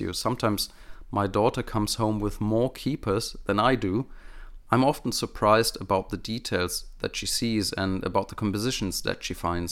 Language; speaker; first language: English; non-native, fluent; German